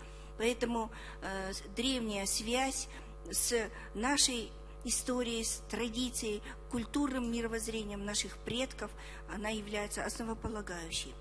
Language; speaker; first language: Russian; native; Russian